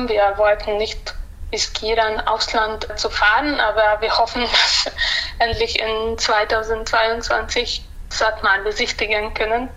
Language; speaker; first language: German; non-native, local second language; Hungarian